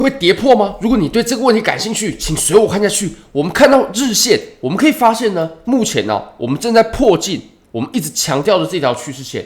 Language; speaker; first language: Chinese; native; Chinese